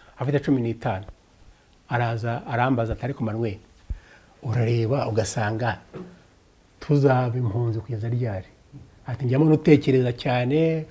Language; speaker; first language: Kinyarwanda; early bilingual, heritage; Kinyarwanda